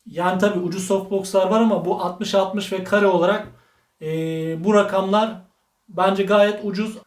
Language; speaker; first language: Turkish; native; Turkish